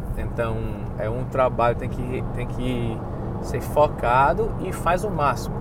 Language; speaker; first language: Portuguese; non-native, fluent; English